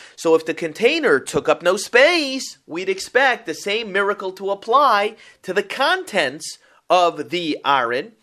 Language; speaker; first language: English; native; English